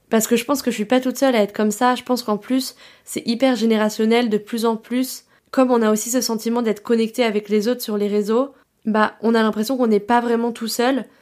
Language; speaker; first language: French; native; French